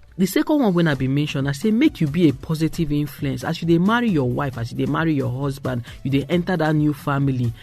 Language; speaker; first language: Nigerian Pidgin; non-native, local second language; Igbo